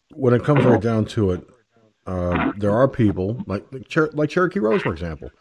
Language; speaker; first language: English; native; English